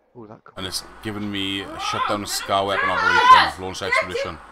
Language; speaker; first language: English; native; English